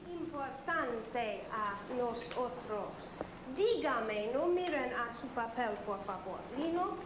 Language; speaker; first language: Spanish; non-native, learner; English